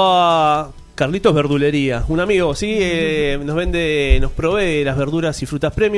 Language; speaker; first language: Spanish; native; Spanish